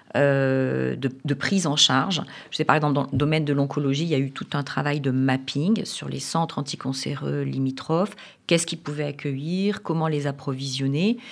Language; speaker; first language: French; native; French